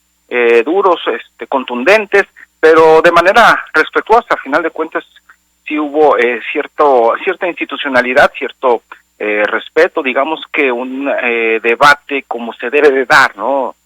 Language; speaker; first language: Spanish; native; Spanish